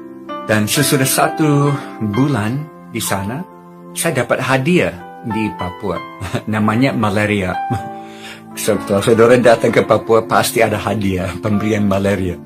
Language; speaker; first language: Indonesian; non-native, fluent; English